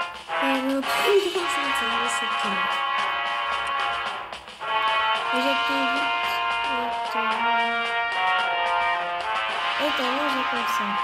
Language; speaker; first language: Portuguese; early bilingual, heritage; Portuguese